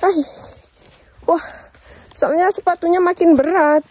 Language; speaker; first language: Indonesian; native; Indonesian